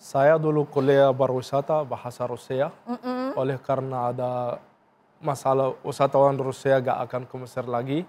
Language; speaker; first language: Indonesian; non-native, fluent; Arabic